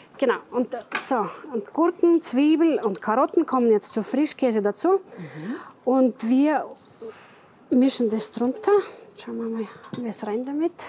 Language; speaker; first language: German; non-native, fluent; Russian